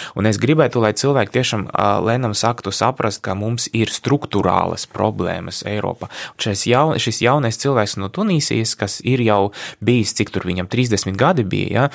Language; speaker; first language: Latvian; non-native, local second language; Russian